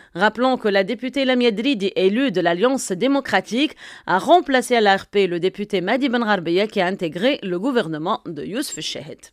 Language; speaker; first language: French; non-native, local second language; Arabic